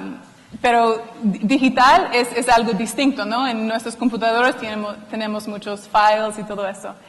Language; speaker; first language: Spanish; non-native, fluent; English